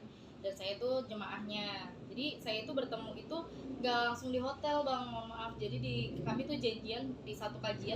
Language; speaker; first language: Indonesian; native; Indonesian